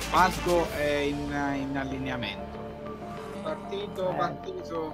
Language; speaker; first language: Italian; native; Italian